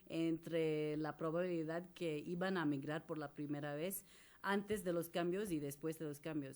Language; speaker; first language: Spanish; non-native, fluent; English